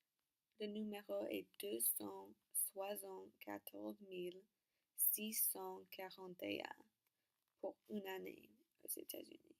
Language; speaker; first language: French; non-native, learner; English